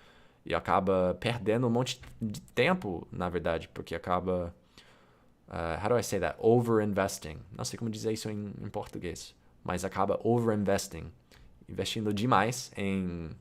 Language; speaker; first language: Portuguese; non-native, fluent; English